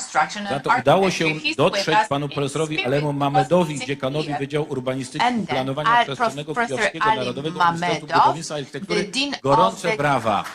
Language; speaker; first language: Polish; native; Polish